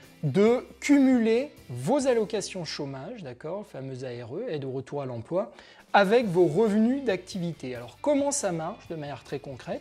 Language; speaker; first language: French; native; French